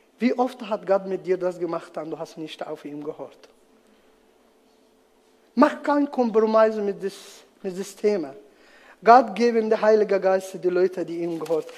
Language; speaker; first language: German; non-native, learner; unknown